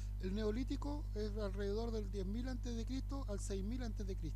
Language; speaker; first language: Spanish; native; Spanish